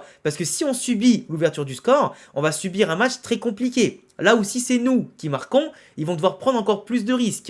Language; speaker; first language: French; native; French